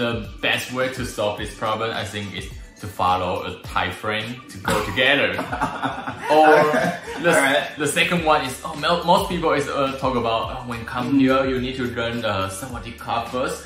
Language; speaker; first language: English; non-native, learner; Chinese